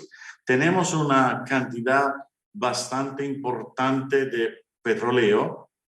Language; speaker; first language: Spanish; non-native, fluent; Italian